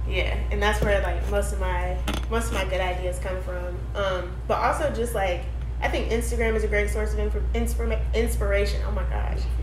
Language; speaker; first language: English; native; English